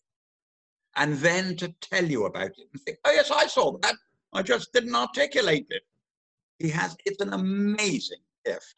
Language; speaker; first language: English; native; English